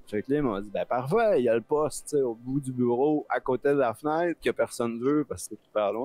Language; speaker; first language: French; native; French